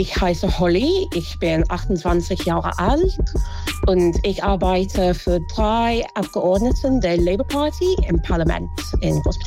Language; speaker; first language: German; non-native, fluent; English